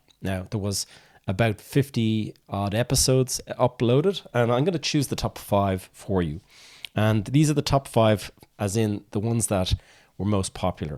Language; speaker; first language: English; native; English